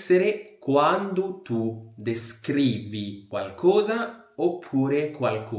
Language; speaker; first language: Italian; non-native, fluent; Arabic